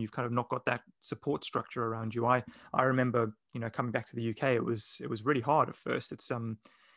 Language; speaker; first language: English; native; English